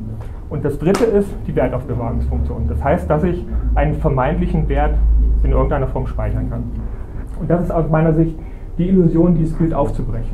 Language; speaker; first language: German; native; German